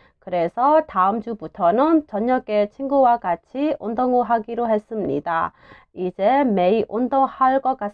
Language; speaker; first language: Korean; non-native, fluent; Burmese